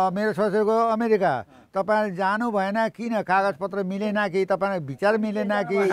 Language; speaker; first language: Nepali; native; Nepali